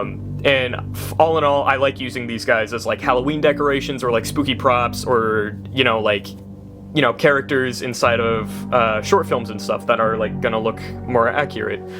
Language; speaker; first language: English; native; English